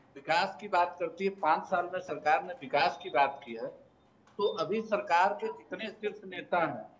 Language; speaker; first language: Hindi; native; Hindi